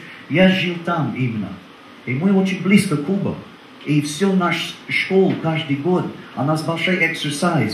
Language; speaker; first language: Russian; non-native, learner; English